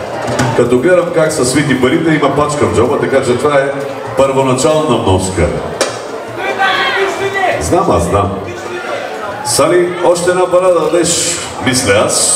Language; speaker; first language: Bulgarian; non-native, local second language; Turkish